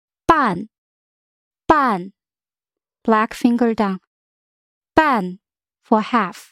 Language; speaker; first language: English; non-native, fluent; Chinese